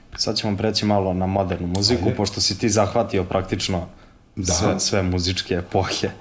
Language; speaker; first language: Serbian; native; Serbian